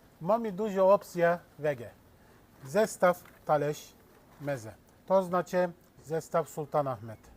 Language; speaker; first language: Polish; non-native, learner; Turkish